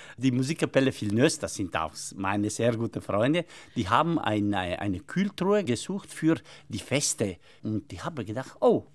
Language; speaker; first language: German; non-native, local second language; Ladin